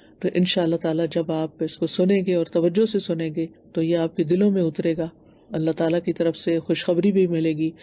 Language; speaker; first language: Urdu; native; Urdu